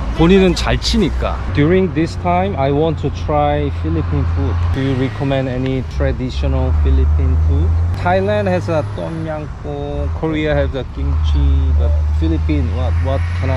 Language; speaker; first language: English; non-native, learner; Korean